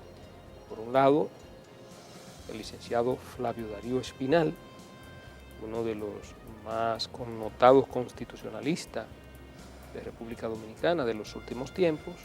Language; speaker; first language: Spanish; native; Spanish